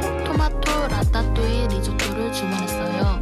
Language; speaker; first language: Korean; native; Korean